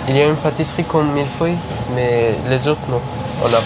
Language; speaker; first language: French; non-native, learner; Persian